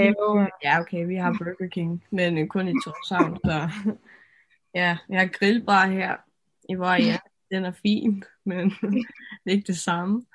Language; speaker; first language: Danish; non-native, local second language; Faroese